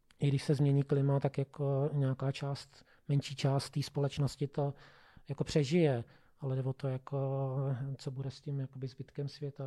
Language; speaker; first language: Czech; native; Czech